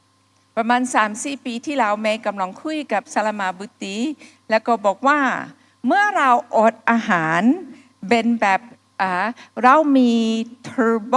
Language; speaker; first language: Thai; non-native, fluent; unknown